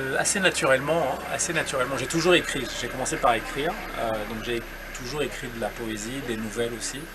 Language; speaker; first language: French; non-native, local second language; Duala